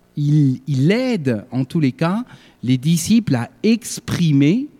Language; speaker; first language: French; native; French